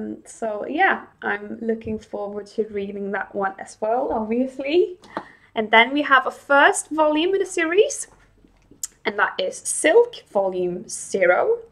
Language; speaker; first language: English; non-native, fluent; Swedish